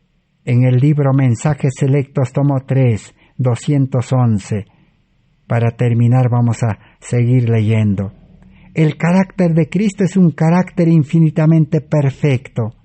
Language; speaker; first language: Spanish; native; Spanish